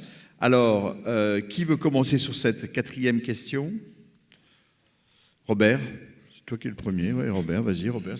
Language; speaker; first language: French; native; French